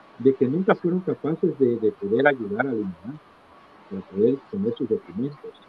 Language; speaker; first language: Spanish; native; Spanish